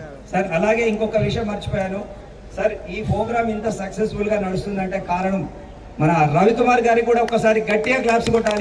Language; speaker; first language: Telugu; native; Telugu